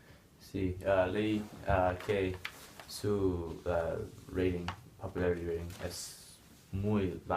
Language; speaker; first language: Spanish; non-native, learner; English